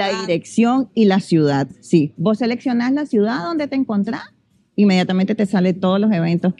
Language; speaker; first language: Spanish; native; Spanish